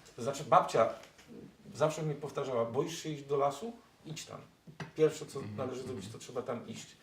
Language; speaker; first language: Polish; native; Polish